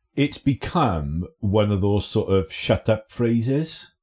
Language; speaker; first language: English; native; English